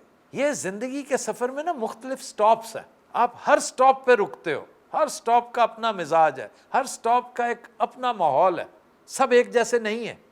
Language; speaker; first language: Urdu; native; Urdu